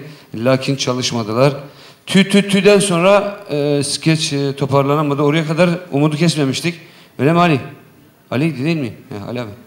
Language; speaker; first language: Turkish; native; Turkish